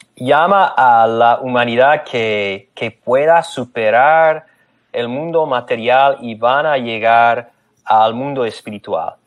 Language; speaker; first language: Spanish; non-native, fluent; English